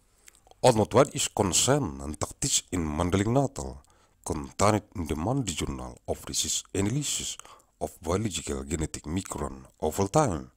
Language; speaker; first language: English; non-native, learner; Indonesian